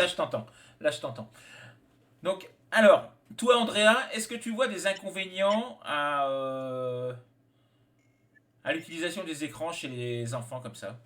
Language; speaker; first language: French; native; French